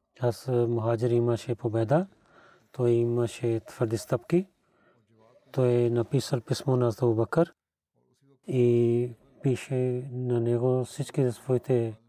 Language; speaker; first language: Bulgarian; non-native, learner; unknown